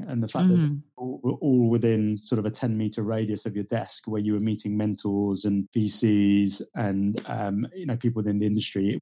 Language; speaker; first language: English; native; English